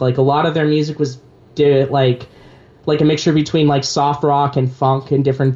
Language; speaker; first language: English; native; English